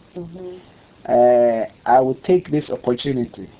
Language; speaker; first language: English; non-native, local second language; Akan